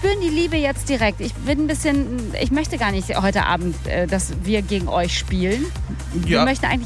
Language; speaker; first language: German; native; German